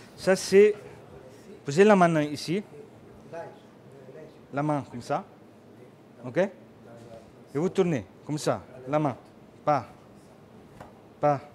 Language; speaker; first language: French; non-native, learner; Italian